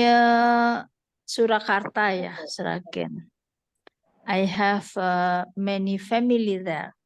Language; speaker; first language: English; non-native, fluent; Indonesian